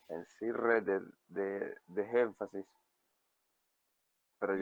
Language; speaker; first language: Spanish; native; Spanish